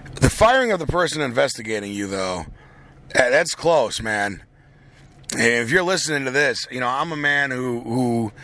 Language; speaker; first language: English; native; English